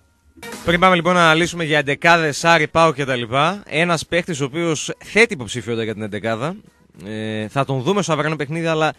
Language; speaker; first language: Greek; native; Greek